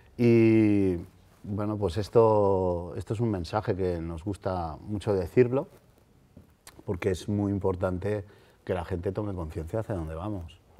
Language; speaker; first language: Spanish; native; Spanish